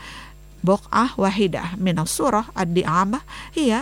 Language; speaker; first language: Arabic; non-native, fluent; Indonesian